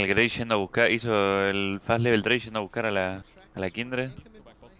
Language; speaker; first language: Spanish; native; Spanish